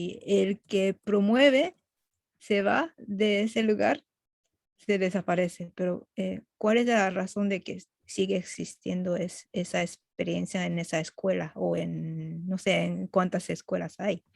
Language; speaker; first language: Spanish; non-native, fluent; Japanese